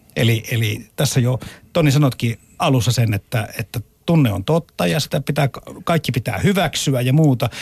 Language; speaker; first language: Finnish; native; Finnish